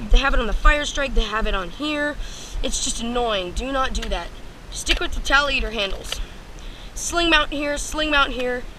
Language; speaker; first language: English; native; English